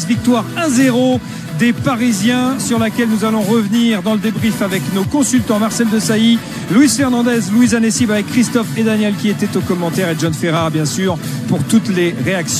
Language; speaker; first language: French; native; French